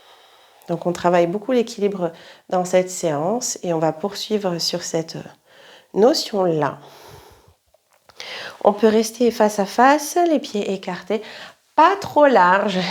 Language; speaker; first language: French; native; French